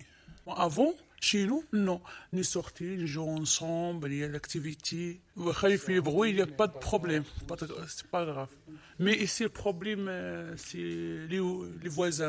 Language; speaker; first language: French; non-native, learner; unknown